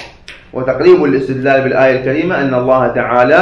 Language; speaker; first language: Arabic; native; Arabic